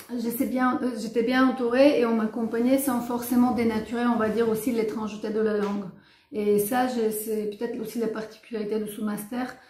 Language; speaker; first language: French; non-native, fluent; Bulgarian